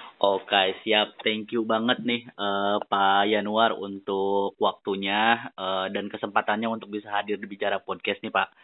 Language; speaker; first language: Indonesian; native; Indonesian